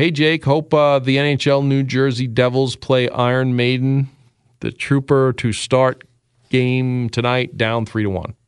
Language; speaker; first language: English; native; English